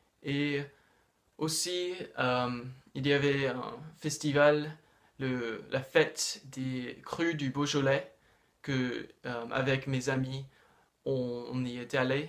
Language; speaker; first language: French; non-native, fluent; English